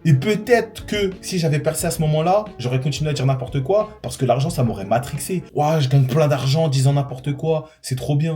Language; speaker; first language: French; native; French